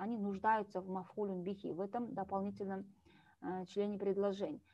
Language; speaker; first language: Russian; non-native, local second language; Kazakh